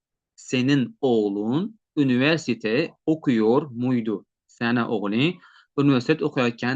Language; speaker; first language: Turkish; non-native, fluent; Uzbek